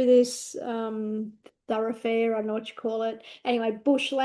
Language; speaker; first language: English; native; English